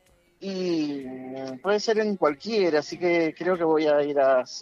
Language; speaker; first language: Spanish; native; Spanish